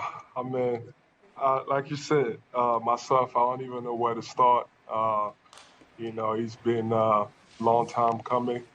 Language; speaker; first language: English; non-native, local second language; French